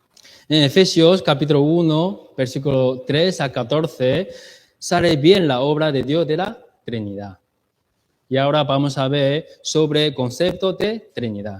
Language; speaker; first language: Spanish; non-native, learner; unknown